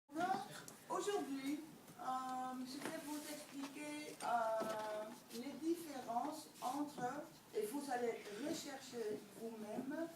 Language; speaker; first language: French; non-native, fluent; Dutch